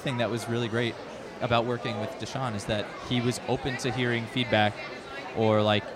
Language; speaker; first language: English; native; English